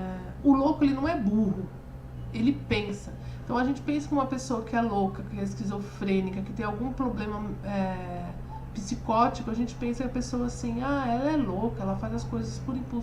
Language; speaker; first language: Portuguese; native; Portuguese